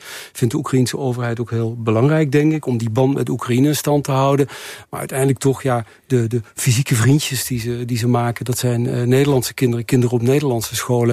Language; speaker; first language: Dutch; native; Dutch